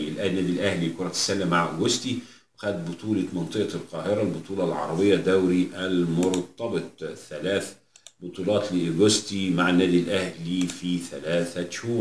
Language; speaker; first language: Arabic; native; Arabic